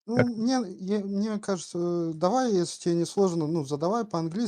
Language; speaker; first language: Russian; native; Russian